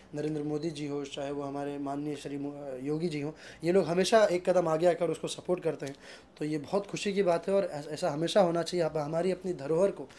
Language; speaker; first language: Hindi; native; Hindi